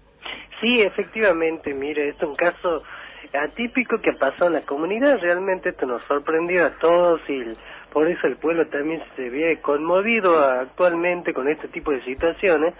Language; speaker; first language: Spanish; native; Spanish